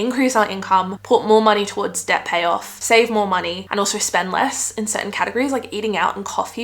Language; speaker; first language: English; native; English